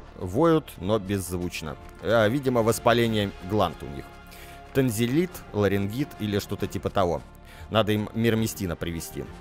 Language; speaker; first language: Russian; native; Russian